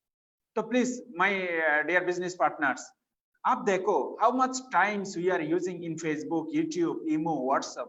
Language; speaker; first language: Hindi; non-native, fluent; Bangla